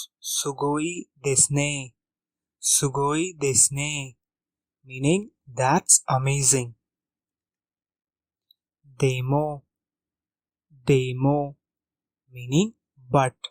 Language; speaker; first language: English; non-native, local second language; Hindi